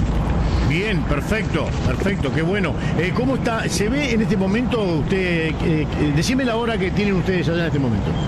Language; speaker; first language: Spanish; native; Spanish